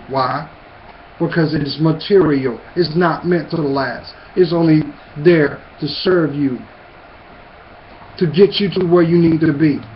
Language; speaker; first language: English; native; English